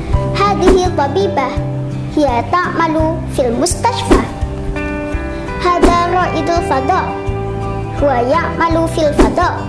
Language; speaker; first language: Arabic; non-native, learner; Indonesian